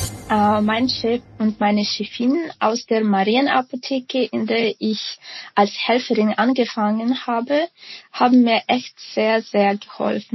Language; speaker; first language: German; non-native, fluent; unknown